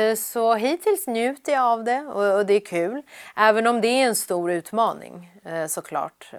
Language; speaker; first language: Swedish; early bilingual, other home language; Persian